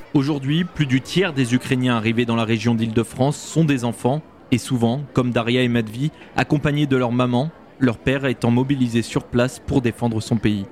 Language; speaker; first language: French; native; French